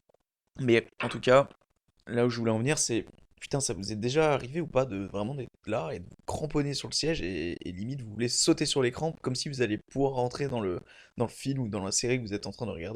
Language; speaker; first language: French; native; French